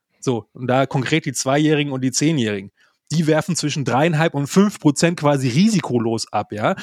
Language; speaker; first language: German; native; German